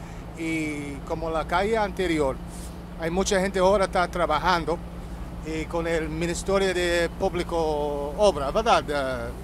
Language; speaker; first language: Spanish; early bilingual, heritage; Spanish